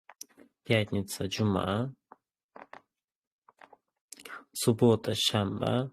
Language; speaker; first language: Russian; non-native, fluent; Uzbek